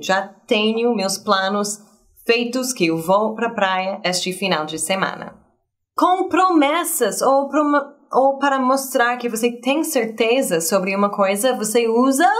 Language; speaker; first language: Portuguese; non-native, fluent; English